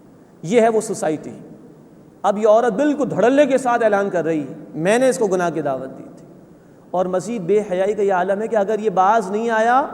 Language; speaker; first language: Urdu; native; Urdu